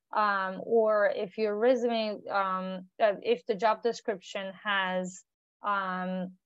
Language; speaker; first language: English; non-native, fluent; Turkish